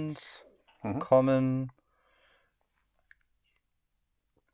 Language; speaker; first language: German; non-native, learner; English